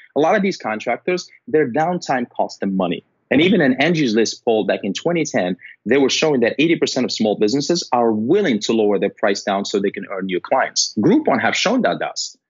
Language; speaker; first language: English; non-native, fluent; Arabic